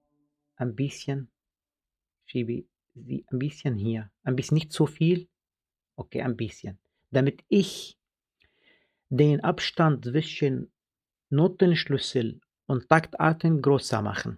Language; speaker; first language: German; non-native, fluent; Arabic